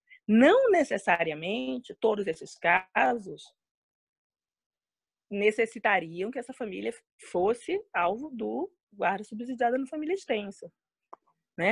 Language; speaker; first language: Portuguese; native; Portuguese